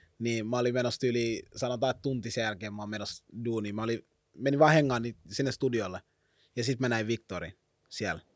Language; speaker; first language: Finnish; early bilingual, other home language; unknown